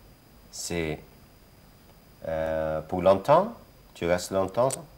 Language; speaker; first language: French; non-native, fluent; Arabic